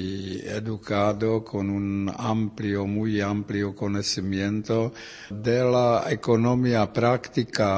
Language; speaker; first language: Spanish; non-native, learner; Czech